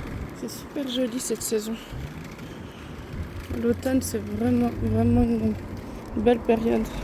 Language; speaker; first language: French; native; French